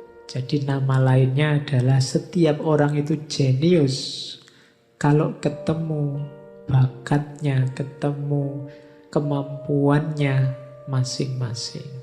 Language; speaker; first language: Indonesian; native; Indonesian